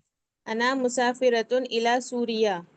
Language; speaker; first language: Arabic; non-native, learner; Urdu